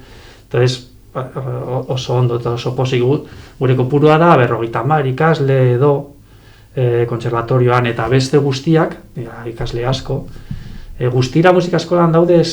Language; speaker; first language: Basque; non-native, local second language; Spanish